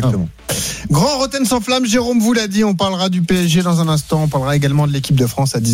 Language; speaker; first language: French; native; French